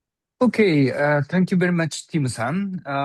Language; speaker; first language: English; non-native, learner; Japanese